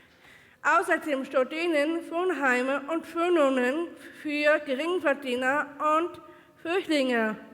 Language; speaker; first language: German; non-native, learner; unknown